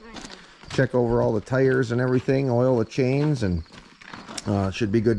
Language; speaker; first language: English; native; English